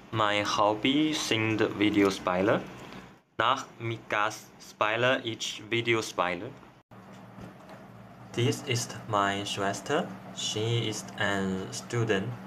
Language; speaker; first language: German; non-native, learner; Chinese